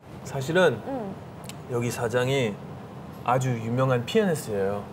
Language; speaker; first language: Korean; non-native, learner; English